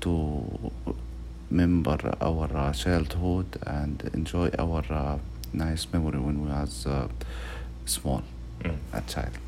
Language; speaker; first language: English; non-native, learner; Arabic